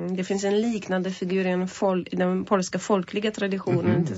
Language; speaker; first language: Swedish; non-native, fluent; Polish